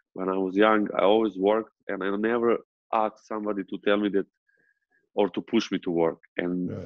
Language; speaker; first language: English; non-native, fluent; Serbian